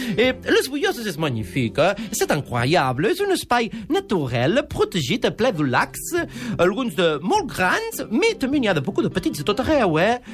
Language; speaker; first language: Catalan; non-native, local second language; French